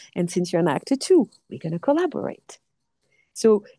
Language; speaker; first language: English; non-native, fluent; French